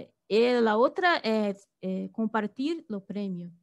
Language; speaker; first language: Spanish; non-native, fluent; Portuguese